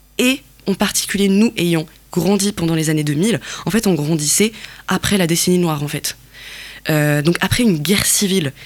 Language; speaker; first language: French; non-native, local second language; Kabyle